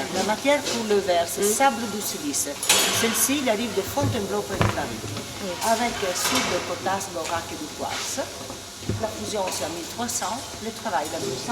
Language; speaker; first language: French; non-native, learner; Italian